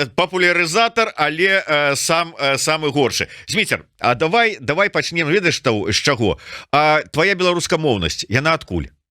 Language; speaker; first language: Belarusian; non-native, local second language; Russian